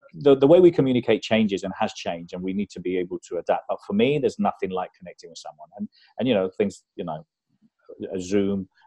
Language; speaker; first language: English; early bilingual, other home language; Spanish